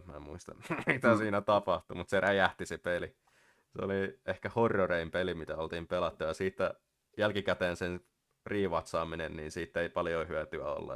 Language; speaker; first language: Finnish; native; Finnish